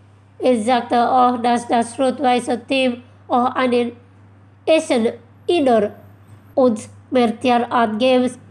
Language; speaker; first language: German; non-native, fluent; Indonesian